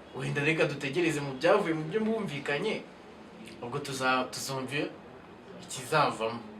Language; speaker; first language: Kinyarwanda; non-native, fluent; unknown